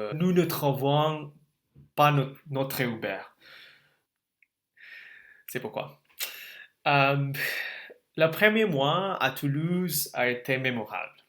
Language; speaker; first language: French; non-native, learner; Indonesian